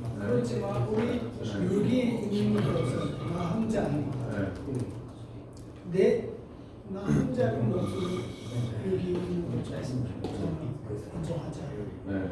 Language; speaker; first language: Korean; non-native, fluent; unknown